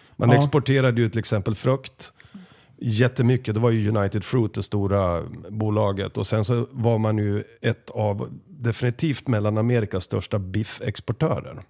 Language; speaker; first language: Swedish; native; Swedish